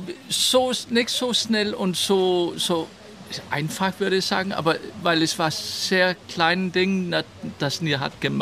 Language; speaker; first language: German; non-native, learner; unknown